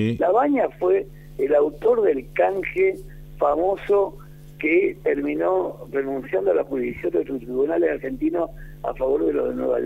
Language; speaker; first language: Spanish; native; Spanish